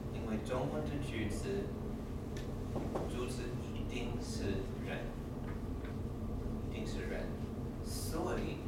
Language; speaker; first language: Chinese; non-native, learner; English